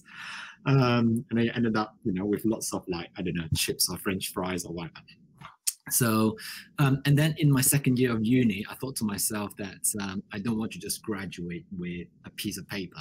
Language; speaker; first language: English; non-native, local second language; Chinese